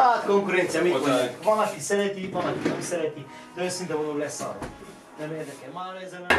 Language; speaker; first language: Hungarian; non-native, fluent; Armenian